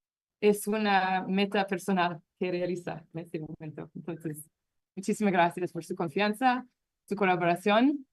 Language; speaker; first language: Spanish; non-native, learner; French